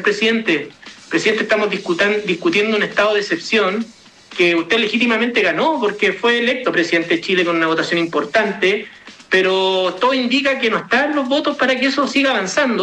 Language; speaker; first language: Spanish; native; Spanish